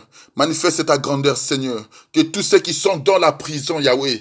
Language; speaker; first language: French; non-native, local second language; Lingala